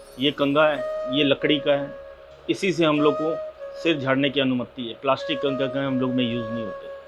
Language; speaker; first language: Hindi; native; Hindi